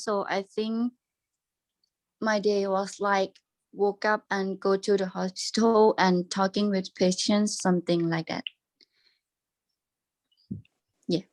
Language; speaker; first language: English; non-native, learner; Thai